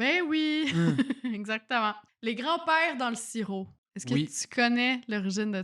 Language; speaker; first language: French; native; French